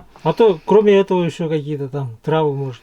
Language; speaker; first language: Russian; native; Russian